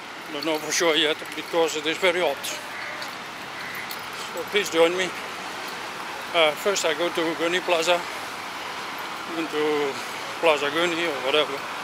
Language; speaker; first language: English; non-native, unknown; Dutch